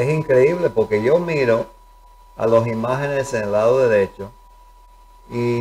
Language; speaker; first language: Spanish; early bilingual, heritage; Spanish